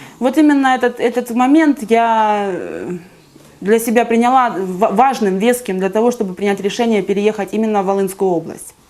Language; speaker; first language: Russian; native; Russian